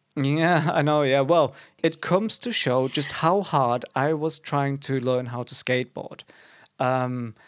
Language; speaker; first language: English; non-native, fluent; German